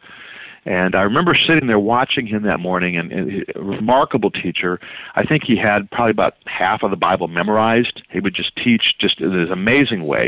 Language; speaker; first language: English; native; English